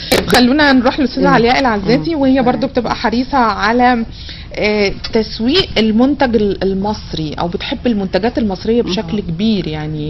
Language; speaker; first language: Arabic; native; Arabic